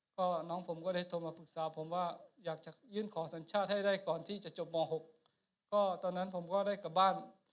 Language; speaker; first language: Thai; non-native, local second language; Akha